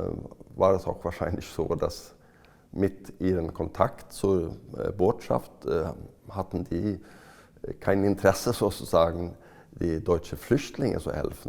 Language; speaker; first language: German; non-native, fluent; Swedish